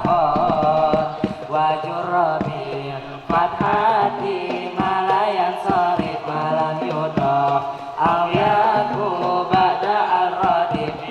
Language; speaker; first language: Arabic; non-native, learner; Indonesian